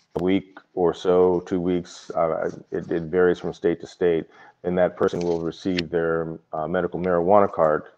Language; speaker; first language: English; native; English